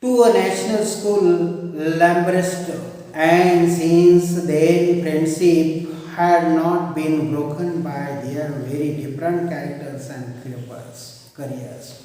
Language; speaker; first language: English; non-native, local second language; Marathi